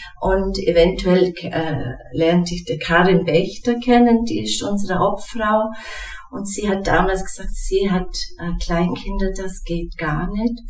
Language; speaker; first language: German; non-native, fluent; English